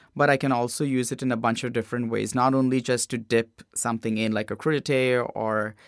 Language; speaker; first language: English; non-native, local second language; Hindi